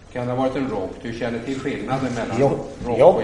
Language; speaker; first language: Swedish; native; Swedish